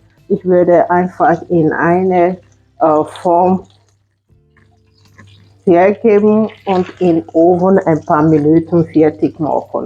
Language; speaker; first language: German; non-native, fluent; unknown